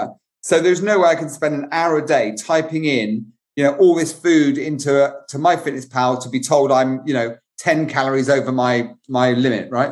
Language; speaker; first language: English; native; English